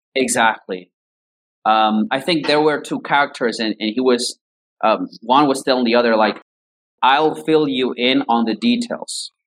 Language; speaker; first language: English; non-native, fluent; Spanish